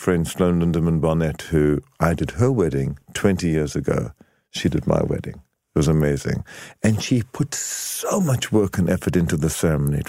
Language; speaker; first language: English; native; English